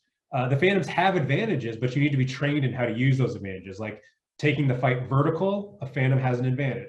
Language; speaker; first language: English; native; English